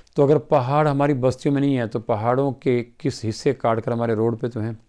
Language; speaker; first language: Urdu; native; Urdu